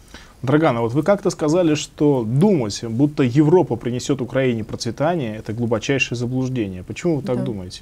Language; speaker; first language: Russian; native; Russian